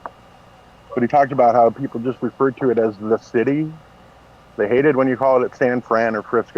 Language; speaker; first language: English; native; English